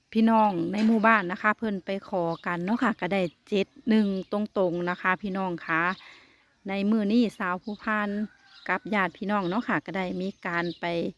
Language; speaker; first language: Thai; native; Thai